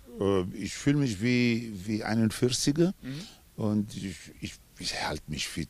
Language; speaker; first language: German; non-native, fluent; Spanish